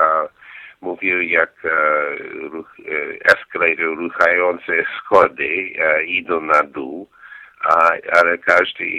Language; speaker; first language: Polish; non-native, learner; English